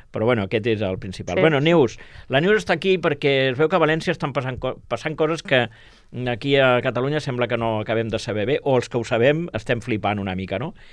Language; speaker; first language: Catalan; native; Catalan